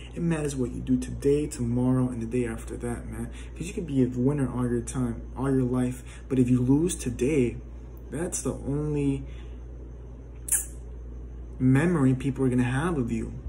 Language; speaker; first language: English; native; English